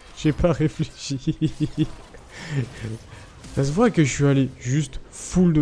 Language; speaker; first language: French; native; French